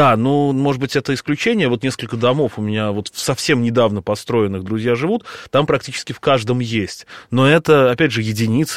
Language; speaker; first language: Russian; native; Russian